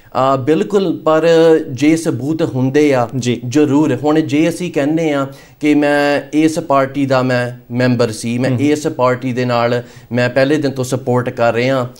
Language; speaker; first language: Punjabi; early bilingual, heritage; Punjabi